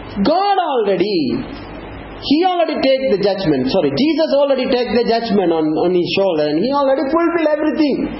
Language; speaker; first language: English; non-native, local second language; Tamil